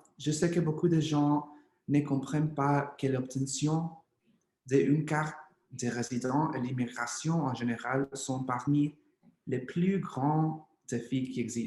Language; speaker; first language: French; non-native, learner; English